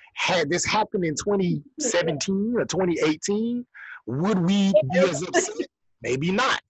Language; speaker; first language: English; native; English